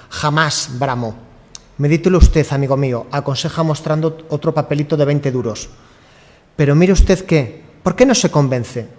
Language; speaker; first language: Spanish; native; Spanish